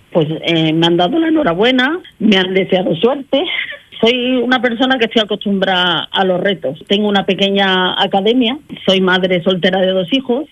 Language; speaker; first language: Spanish; early bilingual, heritage; English